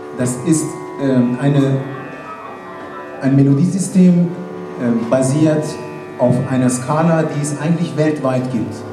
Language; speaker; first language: German; non-native, fluent; Persian